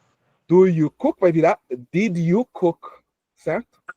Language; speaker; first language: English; non-native, fluent; Portuguese